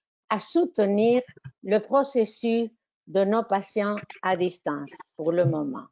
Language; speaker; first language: French; non-native, fluent; Spanish